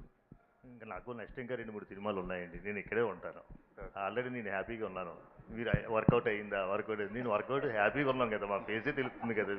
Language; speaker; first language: Telugu; native; Telugu